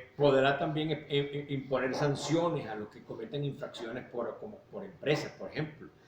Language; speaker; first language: Spanish; native; Spanish